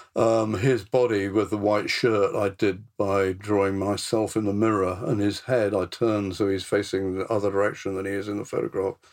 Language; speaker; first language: English; native; English